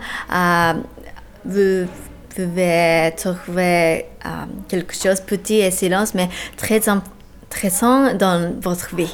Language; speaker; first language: French; non-native, learner; Japanese